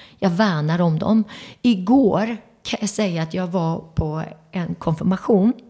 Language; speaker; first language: Swedish; early bilingual, other home language; Turoyo